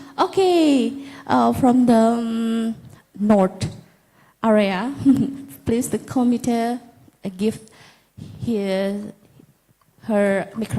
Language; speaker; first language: English; non-native, local second language; Indonesian